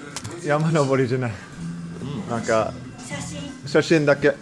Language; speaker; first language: Japanese; non-native, learner; English